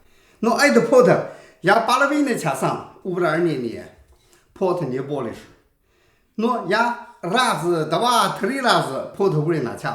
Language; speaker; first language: Russian; non-native, learner; Chinese